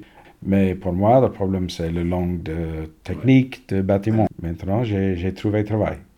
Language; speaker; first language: French; non-native, learner; English